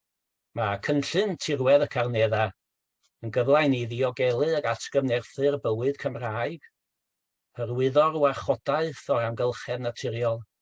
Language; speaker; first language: Welsh; native; Welsh